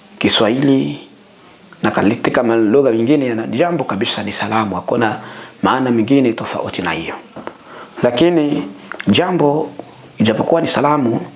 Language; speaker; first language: Swahili; native; Swahili